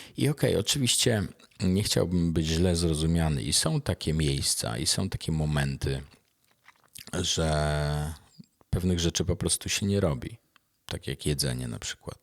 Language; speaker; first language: Polish; native; Polish